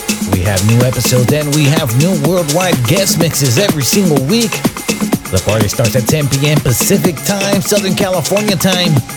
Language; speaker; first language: English; native; English